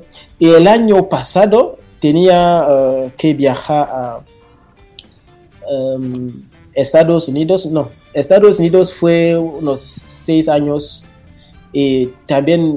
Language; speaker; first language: Spanish; non-native, fluent; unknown